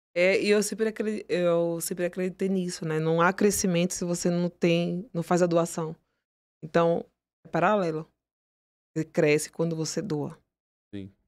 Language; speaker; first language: Portuguese; native; Portuguese